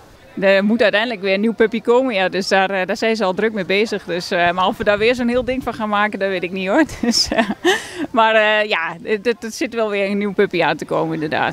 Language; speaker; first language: Dutch; native; Dutch